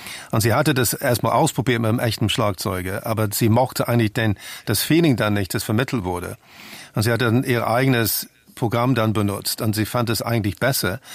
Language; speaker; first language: German; non-native, fluent; English